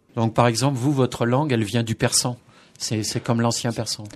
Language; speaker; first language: French; native; French